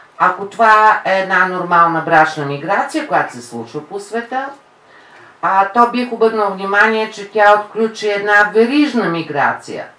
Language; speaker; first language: Bulgarian; native; Bulgarian